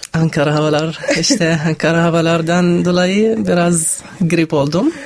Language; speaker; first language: Turkish; non-native, learner; Arabic